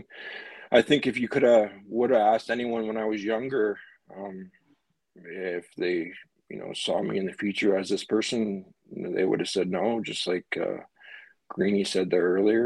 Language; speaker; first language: English; native; English